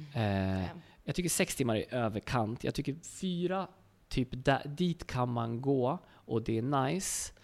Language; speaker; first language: Swedish; early bilingual, other home language; Kurdish